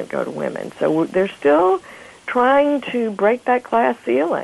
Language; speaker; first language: English; native; English